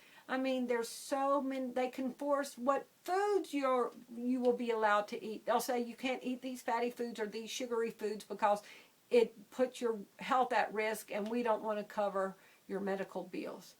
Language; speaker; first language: English; native; English